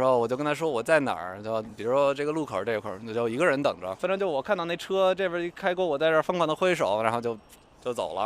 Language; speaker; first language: Chinese; non-native, fluent; English